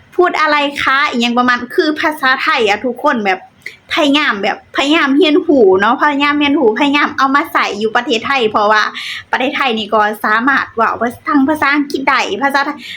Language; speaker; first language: Thai; native; Thai